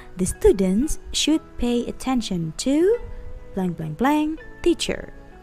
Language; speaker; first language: English; non-native, fluent; Indonesian